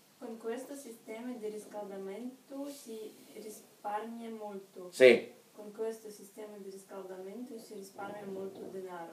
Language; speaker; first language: Italian; non-native, learner; Russian